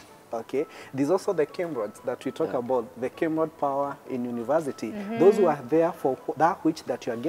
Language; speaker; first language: English; non-native, local second language; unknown